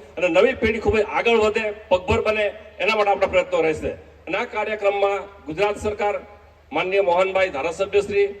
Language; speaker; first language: Gujarati; non-native, local second language; Bhili